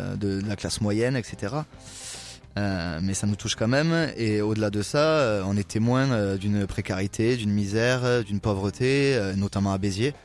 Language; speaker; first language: French; native; French